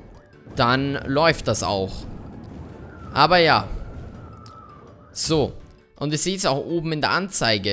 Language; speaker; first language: German; native; German